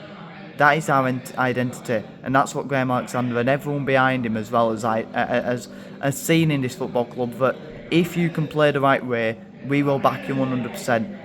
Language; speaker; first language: English; native; English